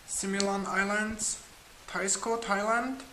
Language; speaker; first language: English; non-native, learner; Czech